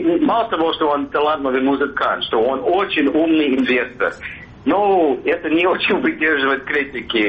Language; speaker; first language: Russian; non-native, fluent; English